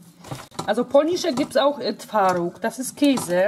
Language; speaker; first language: German; non-native, fluent; Polish